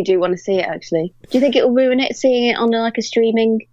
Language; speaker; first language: English; native; English